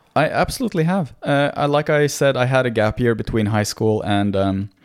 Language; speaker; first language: English; non-native, fluent; Norwegian